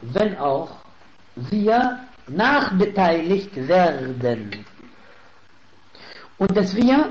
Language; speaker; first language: German; non-native, fluent; Arabic